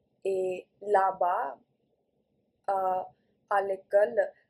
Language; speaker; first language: French; non-native, learner; Punjabi